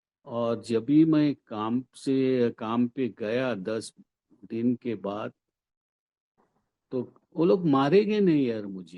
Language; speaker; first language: Hindi; non-native, local second language; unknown